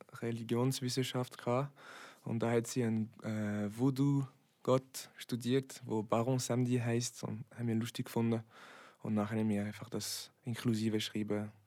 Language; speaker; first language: German; non-native, local second language; French